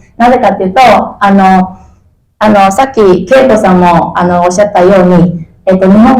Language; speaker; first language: Japanese; non-native, fluent; Chinese